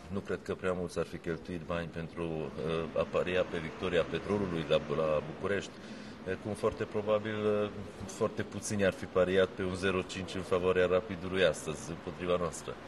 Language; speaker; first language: Romanian; non-native, local second language; Hungarian